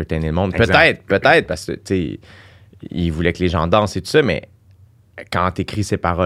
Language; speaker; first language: French; native; French